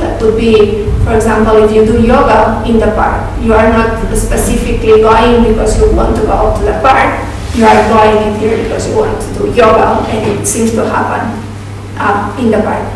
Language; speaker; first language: English; non-native, fluent; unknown